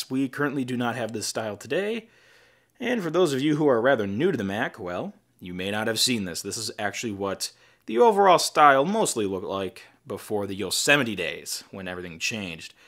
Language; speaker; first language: English; native; English